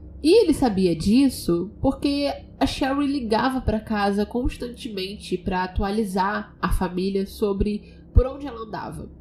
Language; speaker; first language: Portuguese; native; Portuguese